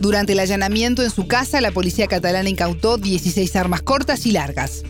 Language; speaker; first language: Spanish; native; Spanish